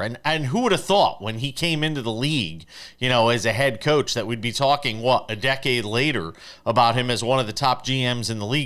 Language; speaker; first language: English; native; English